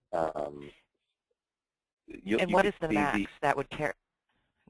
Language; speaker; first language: English; native; English